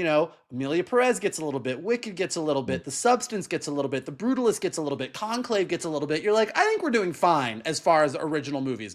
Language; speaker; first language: English; native; English